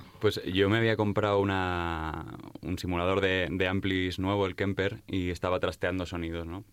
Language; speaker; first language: Spanish; native; Spanish